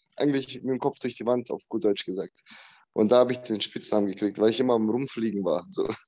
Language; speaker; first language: German; early bilingual, other home language; Bosnian